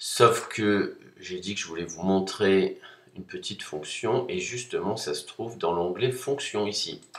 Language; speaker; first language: French; native; French